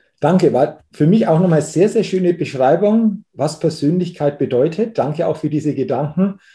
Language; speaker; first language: German; native; German